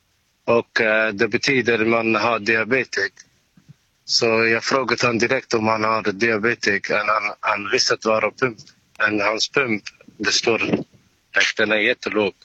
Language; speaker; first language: Swedish; non-native, learner; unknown